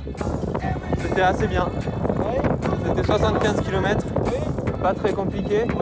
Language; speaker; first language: French; native; French